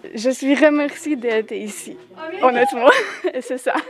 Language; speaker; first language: French; non-native, learner; Polish